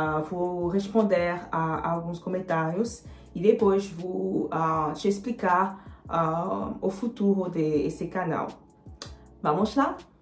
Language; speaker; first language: Portuguese; non-native, fluent; French